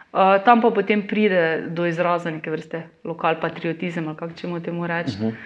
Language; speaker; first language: Slovenian; native; Slovenian